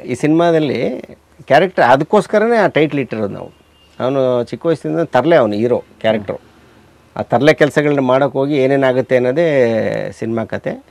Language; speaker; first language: Kannada; native; Kannada